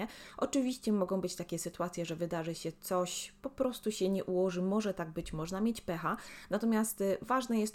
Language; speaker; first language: Polish; native; Polish